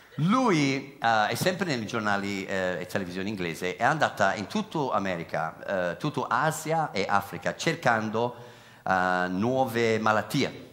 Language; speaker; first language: Italian; non-native, fluent; English